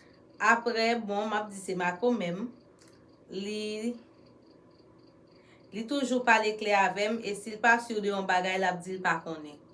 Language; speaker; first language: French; non-native, learner; Haitian Creole